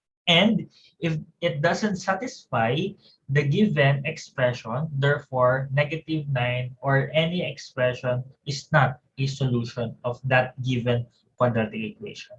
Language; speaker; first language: English; non-native, local second language; Filipino